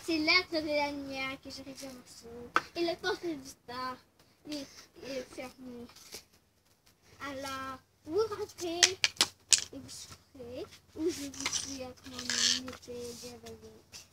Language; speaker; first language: French; native; French